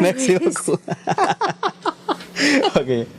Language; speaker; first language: French; non-native, fluent; Spanish